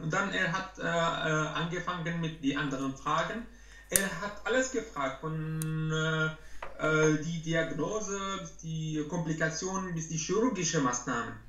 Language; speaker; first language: German; non-native, learner; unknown